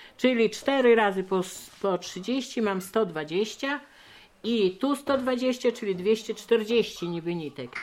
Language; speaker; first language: Polish; native; Polish